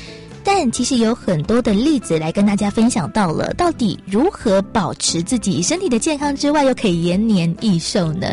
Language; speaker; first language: Chinese; native; Chinese